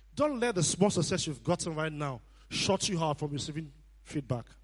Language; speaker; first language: English; non-native, local second language; Nigerian Pidgin